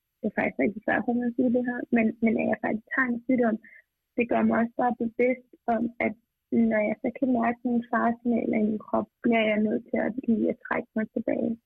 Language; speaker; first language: Danish; early bilingual, other home language; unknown